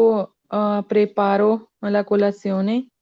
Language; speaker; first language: Italian; non-native, learner; Punjabi